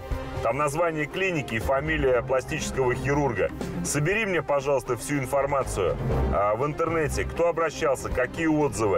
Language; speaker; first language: Russian; native; Russian